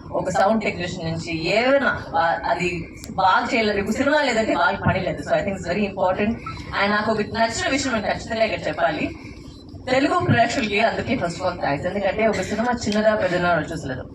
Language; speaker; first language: Telugu; non-native, fluent; Tamil